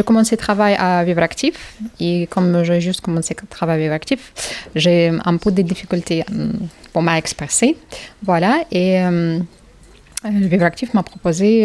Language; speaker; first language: French; non-native, learner; Ukrainian